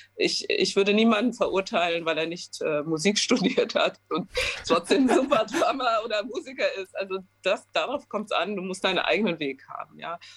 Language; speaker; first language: German; early bilingual, other home language; Romanian